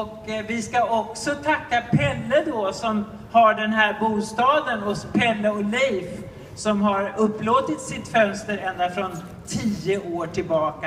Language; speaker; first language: Swedish; native; Swedish